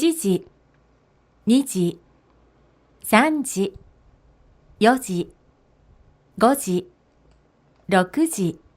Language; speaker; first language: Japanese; non-native, fluent; Korean